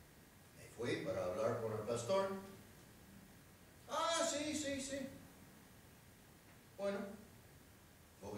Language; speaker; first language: Spanish; non-native, fluent; English